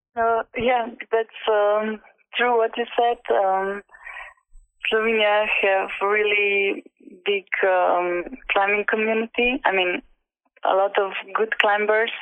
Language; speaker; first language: English; non-native, learner; Slovenian